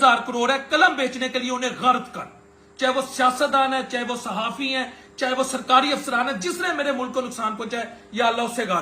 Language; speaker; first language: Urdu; non-native, local second language; Punjabi